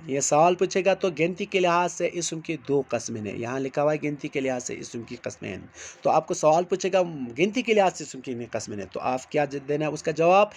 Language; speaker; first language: Urdu; non-native, local second language; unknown